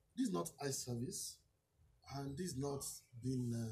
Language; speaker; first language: English; non-native, local second language; Yoruba